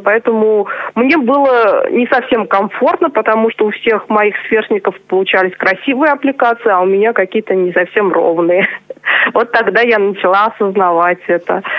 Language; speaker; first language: Russian; non-native, local second language; Chuvash